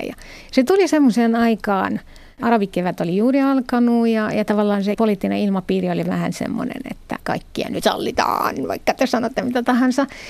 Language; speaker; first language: Finnish; non-native, fluent; Arabic